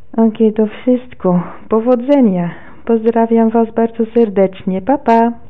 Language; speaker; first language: Polish; non-native, learner; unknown